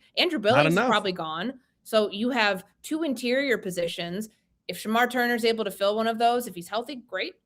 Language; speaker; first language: English; native; English